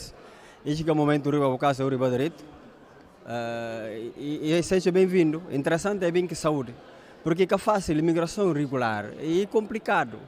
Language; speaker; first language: Portuguese; non-native, local second language; Upper Guinea Crioulo